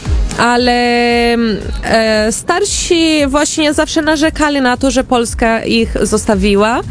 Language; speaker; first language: Polish; non-native, fluent; Portuguese